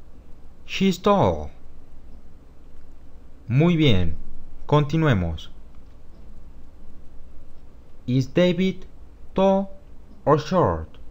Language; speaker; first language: English; non-native, fluent; Spanish